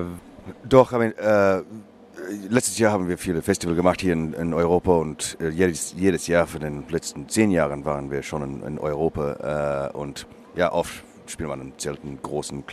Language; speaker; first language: German; non-native, learner; English